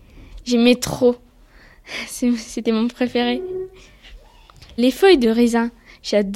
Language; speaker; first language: French; early bilingual, other home language; Pashto